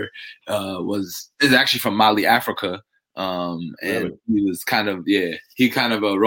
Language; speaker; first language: English; native; English